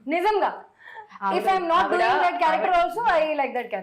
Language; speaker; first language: Telugu; non-native, learner; Hindi